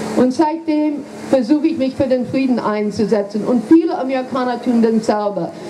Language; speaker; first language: German; non-native, fluent; English